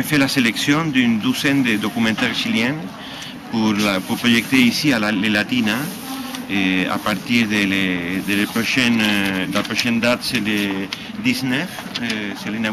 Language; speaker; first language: French; non-native, fluent; Spanish